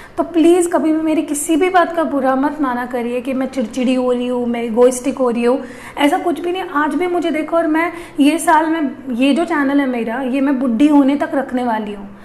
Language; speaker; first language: Hindi; non-native, local second language; Marathi